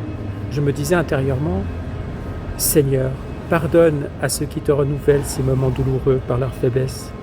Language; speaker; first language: French; native; French